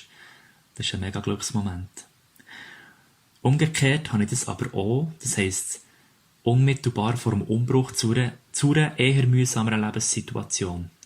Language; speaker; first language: German; native; German